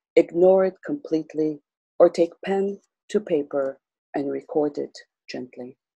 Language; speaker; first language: English; non-native, local second language; Armenian